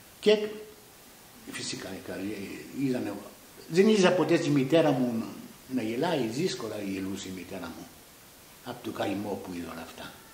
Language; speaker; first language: Greek; early bilingual, heritage; Greek